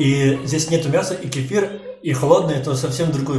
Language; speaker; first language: Russian; non-native, learner; French